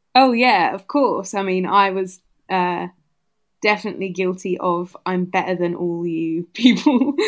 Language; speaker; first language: English; native; English